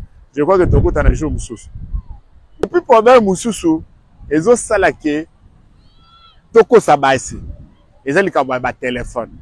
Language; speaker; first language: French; non-native, local second language; Lingala